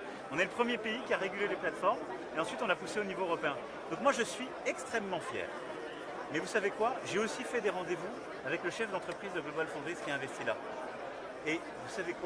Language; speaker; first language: French; native; French